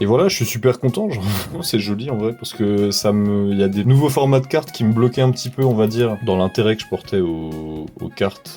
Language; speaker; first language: French; native; French